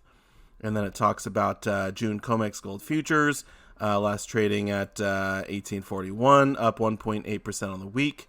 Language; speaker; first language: English; native; English